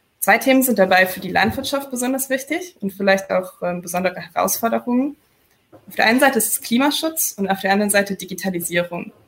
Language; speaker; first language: German; native; German